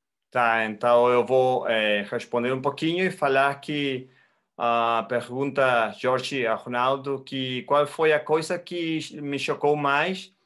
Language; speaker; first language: Portuguese; non-native, fluent; Spanish